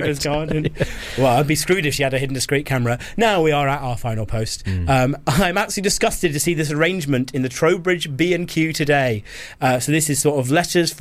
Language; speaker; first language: English; native; English